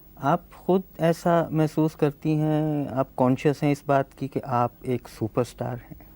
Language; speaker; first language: Hindi; native; Hindi